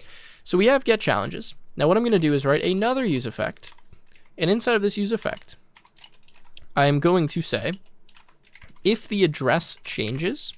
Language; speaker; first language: English; native; English